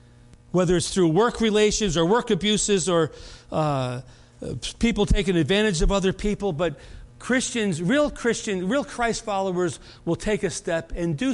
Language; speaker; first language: English; native; English